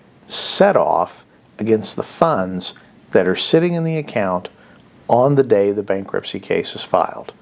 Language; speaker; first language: English; native; English